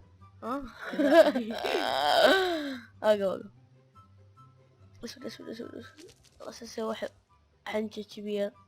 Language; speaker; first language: Arabic; native; Arabic